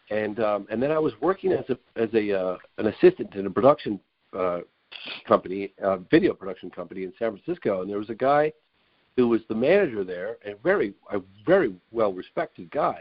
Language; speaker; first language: English; native; English